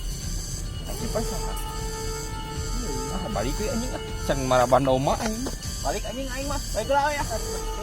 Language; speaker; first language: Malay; non-native, local second language; Sundanese